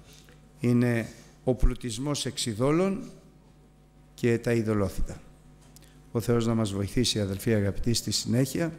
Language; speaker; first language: Greek; native; Greek